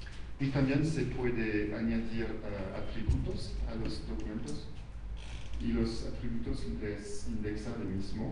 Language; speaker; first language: Spanish; non-native, fluent; French